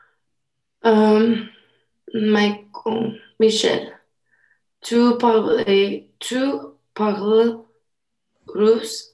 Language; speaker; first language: French; non-native, learner; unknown